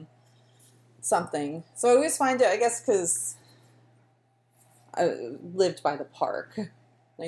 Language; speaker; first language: English; native; English